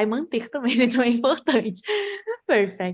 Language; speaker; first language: Portuguese; native; Portuguese